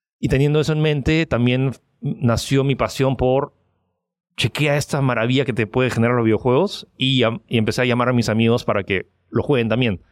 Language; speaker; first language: Spanish; early bilingual, other home language; French